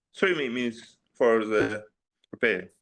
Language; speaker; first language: English; non-native, learner; Russian